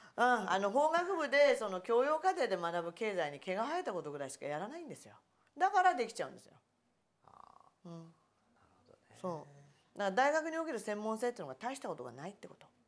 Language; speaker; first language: Japanese; native; Japanese